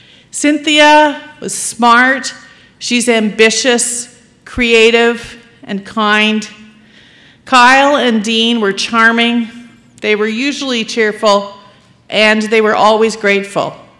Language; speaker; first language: English; native; English